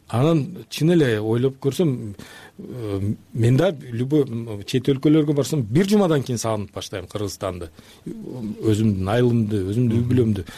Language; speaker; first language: Kyrgyz; non-native, local second language; Uzbek